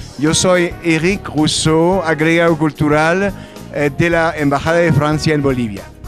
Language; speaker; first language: Spanish; non-native, fluent; French